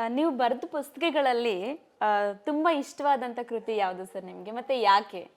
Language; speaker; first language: Kannada; native; Kannada